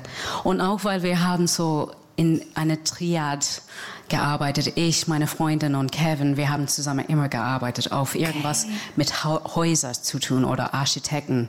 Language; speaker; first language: German; non-native, fluent; English